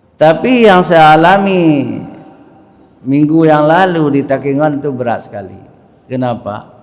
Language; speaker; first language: Malay; non-native, local second language; Achinese